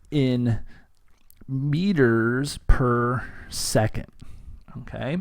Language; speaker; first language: English; native; English